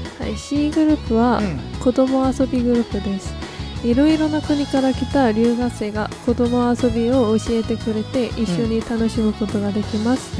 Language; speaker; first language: Japanese; non-native, fluent; Korean